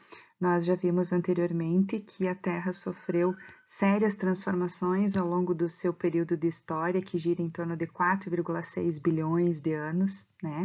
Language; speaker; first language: Portuguese; native; Portuguese